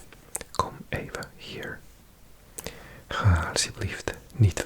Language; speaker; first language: Dutch; non-native, learner; English